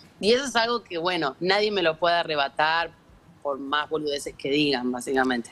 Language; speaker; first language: Spanish; native; Spanish